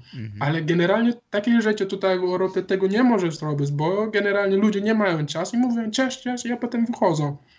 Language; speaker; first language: Polish; non-native, learner; Wolof